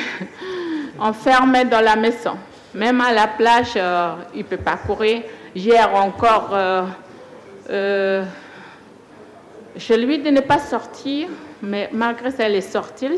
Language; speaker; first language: French; non-native, learner; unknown